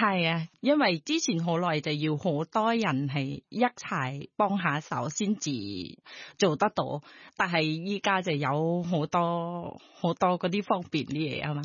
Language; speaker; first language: Cantonese; non-native, fluent; Thai